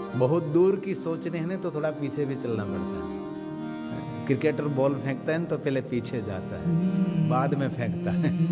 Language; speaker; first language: Hindi; non-native, local second language; Gujarati